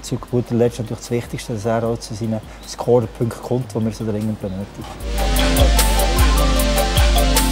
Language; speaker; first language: German; native; German